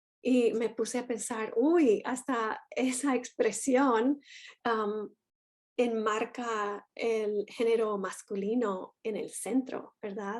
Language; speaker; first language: Spanish; non-native, fluent; English